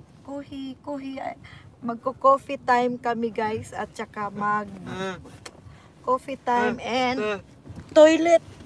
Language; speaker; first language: English; non-native, local second language; Cebuano